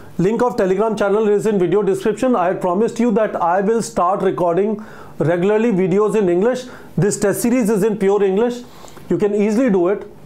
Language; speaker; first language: English; non-native, local second language; Hindi